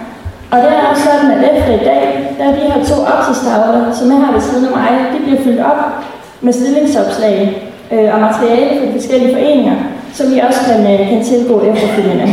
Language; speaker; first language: Danish; native; Danish